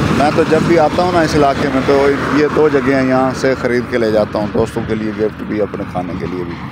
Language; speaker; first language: Urdu; non-native, local second language; Punjabi